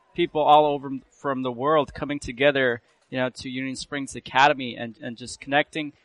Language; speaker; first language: English; early bilingual, other home language; Burmese